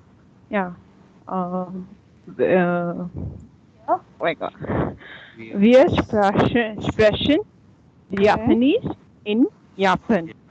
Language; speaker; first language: German; non-native, learner; Hindi